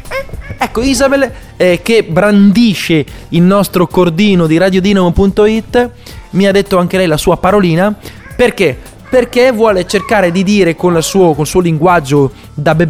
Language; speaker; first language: Italian; native; Italian